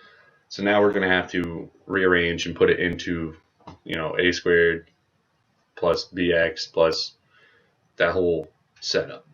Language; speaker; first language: English; native; English